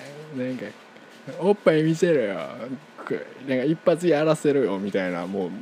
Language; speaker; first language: Japanese; non-native, fluent; Korean